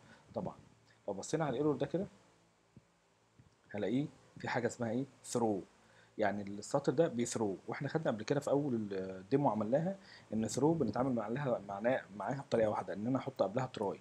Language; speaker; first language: Arabic; native; Arabic